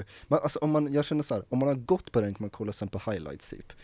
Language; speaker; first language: Swedish; native; Swedish